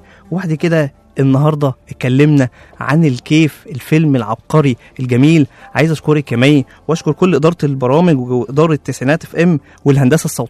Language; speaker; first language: Arabic; native; Arabic